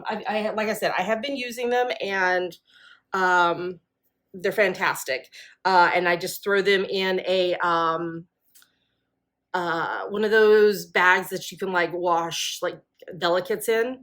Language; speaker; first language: English; native; English